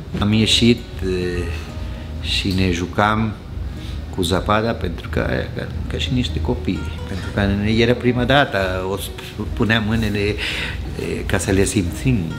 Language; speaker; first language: Romanian; non-native, fluent; Spanish